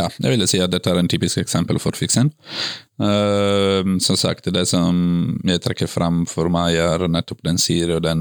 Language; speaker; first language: Norwegian; non-native, fluent; Italian